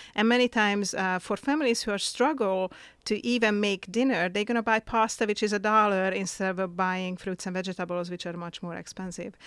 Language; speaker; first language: English; non-native, fluent; Hungarian